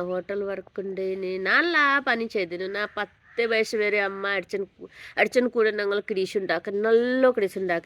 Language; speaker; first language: Malayalam; non-native, learner; Hindi